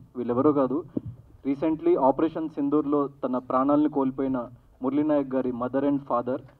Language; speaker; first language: Telugu; native; Telugu